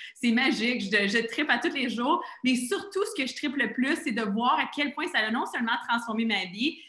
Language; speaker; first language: French; native; French